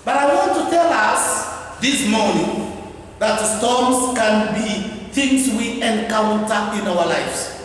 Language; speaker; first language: English; non-native, local second language; Swahili